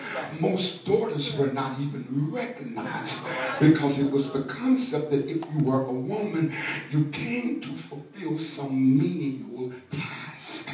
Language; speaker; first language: English; native; English